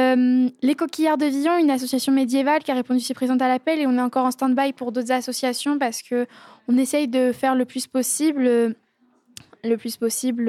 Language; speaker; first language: French; native; French